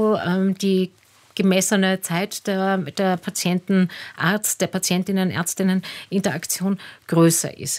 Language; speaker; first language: German; native; German